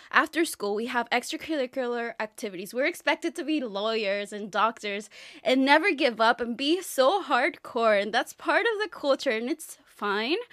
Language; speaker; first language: English; non-native, fluent; Spanish